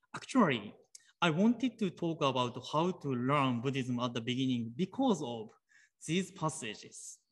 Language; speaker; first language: English; non-native, fluent; Japanese